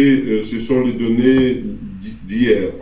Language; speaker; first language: French; non-native, fluent; Russian